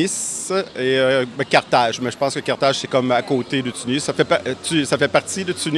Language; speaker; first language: French; native; French